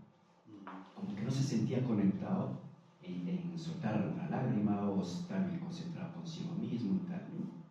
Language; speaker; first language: Spanish; native; Spanish